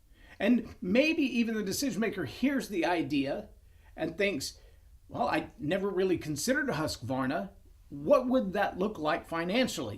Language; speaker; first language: English; native; English